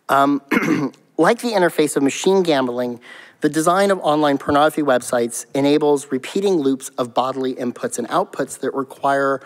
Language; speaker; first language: English; native; English